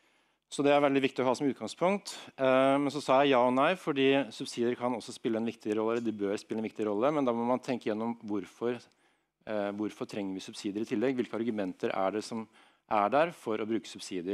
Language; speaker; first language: Norwegian; native; Norwegian